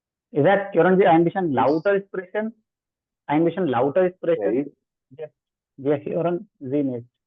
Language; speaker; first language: German; non-native, fluent; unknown